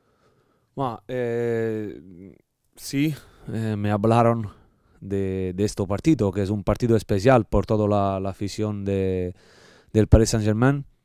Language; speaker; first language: Spanish; non-native, learner; Italian